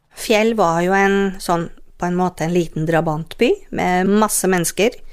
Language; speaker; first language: Norwegian; native; Norwegian